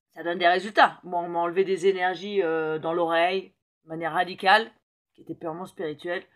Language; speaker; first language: French; native; French